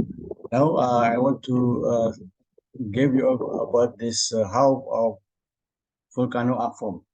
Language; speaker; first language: English; non-native, learner; Indonesian